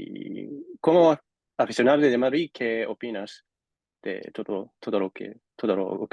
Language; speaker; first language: Spanish; non-native, fluent; Japanese